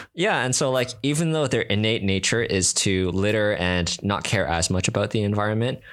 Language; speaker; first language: English; native; English